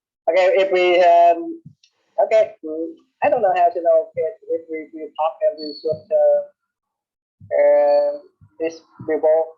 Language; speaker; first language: English; non-native, learner; Vietnamese